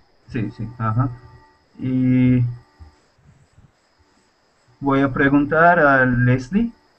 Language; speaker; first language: Spanish; non-native, learner; Turkish